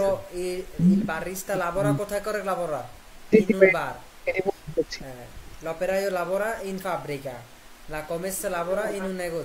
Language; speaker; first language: Italian; non-native, fluent; Bangla